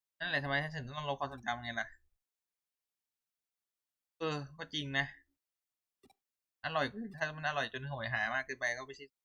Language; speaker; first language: Thai; native; Thai